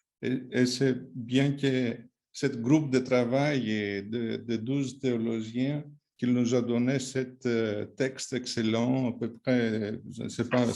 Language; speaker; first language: French; non-native, fluent; Greek